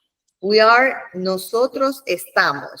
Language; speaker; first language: Spanish; non-native, fluent; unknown